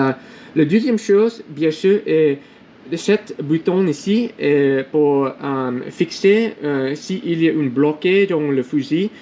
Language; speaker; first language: French; non-native, learner; English